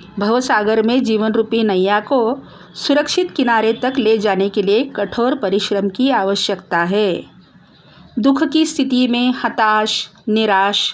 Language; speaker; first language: Hindi; non-native, local second language; Marathi